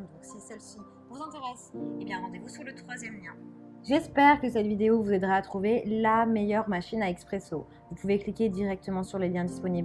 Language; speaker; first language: French; native; French